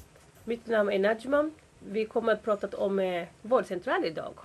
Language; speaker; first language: Swedish; non-native, fluent; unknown